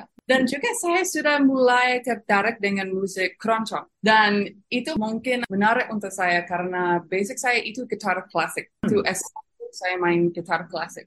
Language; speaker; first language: Indonesian; non-native, fluent; English